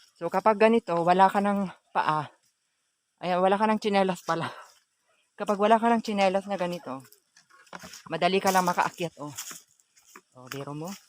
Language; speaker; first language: Filipino; non-native, local second language; Iloko